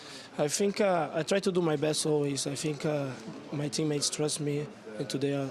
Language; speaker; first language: English; non-native, learner; Portuguese